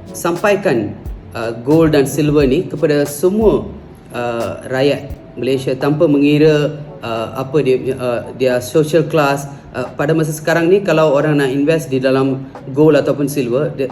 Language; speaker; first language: Malay; non-native, local second language; Tamil